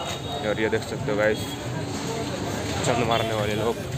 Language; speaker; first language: Hindi; non-native, local second language; Kannada